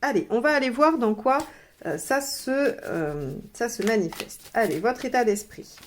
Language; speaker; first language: French; native; French